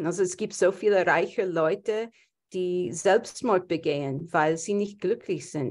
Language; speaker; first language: German; non-native, fluent; English